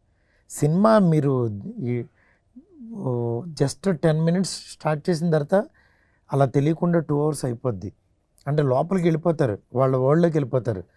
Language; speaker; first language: Telugu; native; Telugu